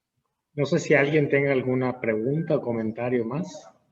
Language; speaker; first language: Spanish; native; Spanish